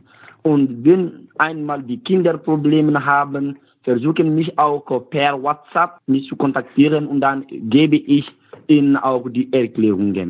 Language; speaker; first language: German; non-native, learner; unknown